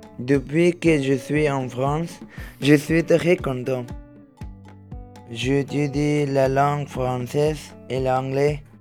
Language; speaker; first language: French; non-native, learner; Persian